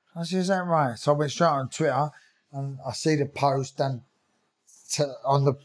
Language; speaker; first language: English; native; English